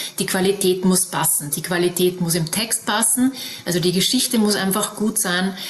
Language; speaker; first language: German; native; German